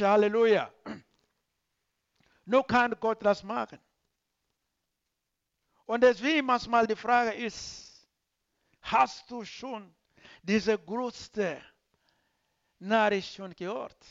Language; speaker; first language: German; non-native, learner; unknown